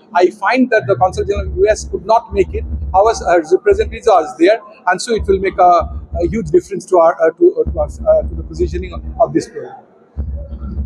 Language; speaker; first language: English; non-native, local second language; Bangla